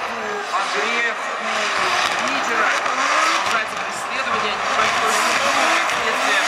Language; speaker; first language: Russian; native; Russian